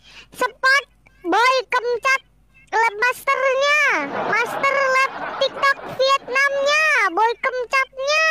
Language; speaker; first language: Vietnamese; non-native, learner; Indonesian